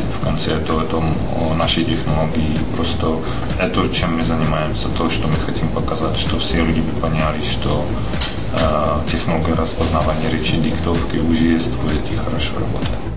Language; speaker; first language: Russian; non-native, fluent; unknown